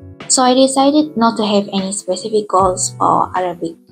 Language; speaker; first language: English; non-native, local second language; Malay